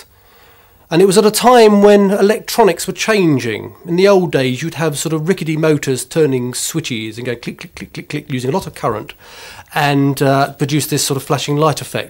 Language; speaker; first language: English; native; English